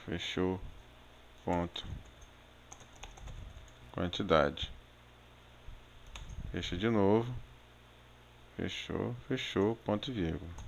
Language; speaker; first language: Portuguese; native; Portuguese